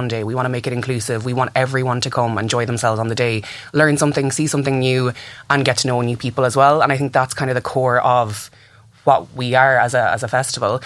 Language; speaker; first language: English; native; English